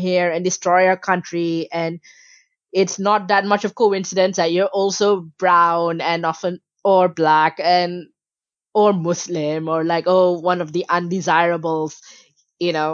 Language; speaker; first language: English; non-native, local second language; Bangla